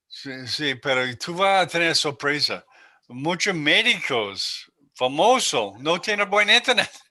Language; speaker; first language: Spanish; non-native, learner; English